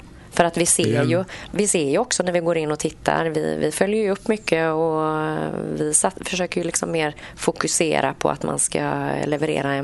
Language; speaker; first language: Swedish; native; Swedish